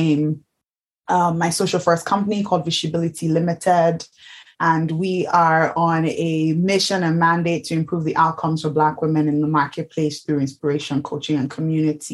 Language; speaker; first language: English; non-native, local second language; Yoruba